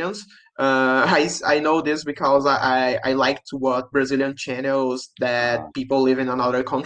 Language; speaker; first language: English; non-native, learner; Portuguese